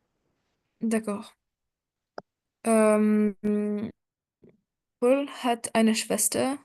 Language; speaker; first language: German; non-native, learner; French